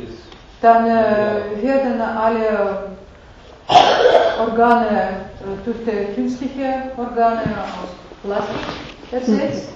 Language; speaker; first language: German; non-native, fluent; Russian